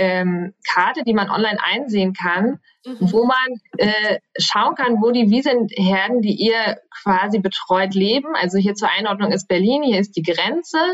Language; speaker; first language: German; native; German